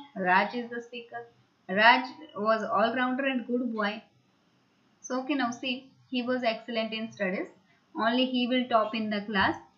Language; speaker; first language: English; non-native, local second language; Hindi